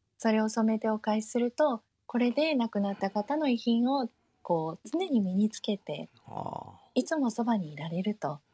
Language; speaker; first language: Japanese; early bilingual, heritage; Japanese